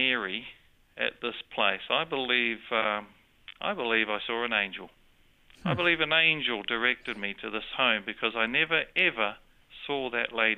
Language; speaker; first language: English; native; English